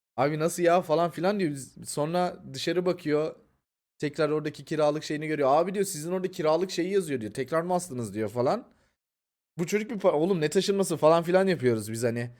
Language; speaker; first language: Turkish; native; Turkish